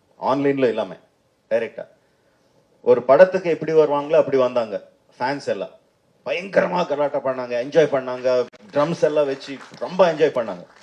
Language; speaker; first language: Tamil; non-native, fluent; Telugu